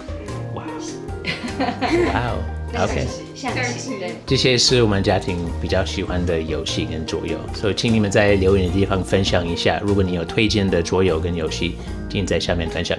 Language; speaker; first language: Chinese; non-native, fluent; English